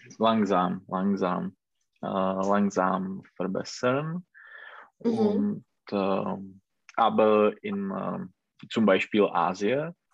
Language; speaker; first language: German; non-native, learner; Czech